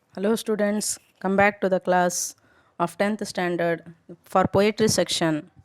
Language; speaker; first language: English; non-native, local second language; Kannada